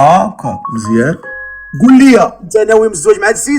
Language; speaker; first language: Arabic; native; Arabic